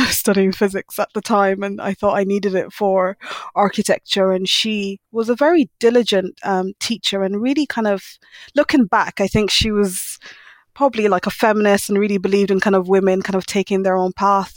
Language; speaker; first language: English; native; English